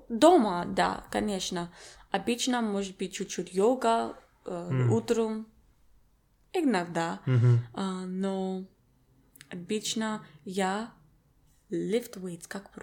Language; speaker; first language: Russian; non-native, learner; English